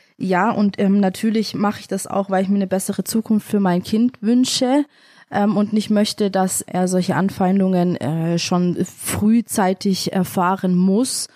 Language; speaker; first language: German; early bilingual, other home language; Turkish